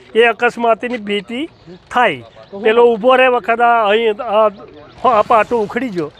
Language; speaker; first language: Gujarati; native; Gujarati